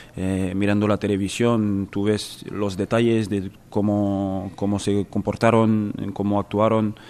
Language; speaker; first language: Spanish; non-native, fluent; French